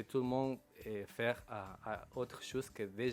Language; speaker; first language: French; non-native, local second language; Spanish